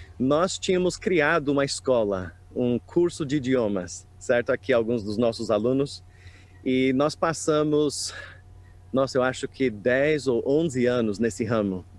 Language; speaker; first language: Portuguese; non-native, fluent; English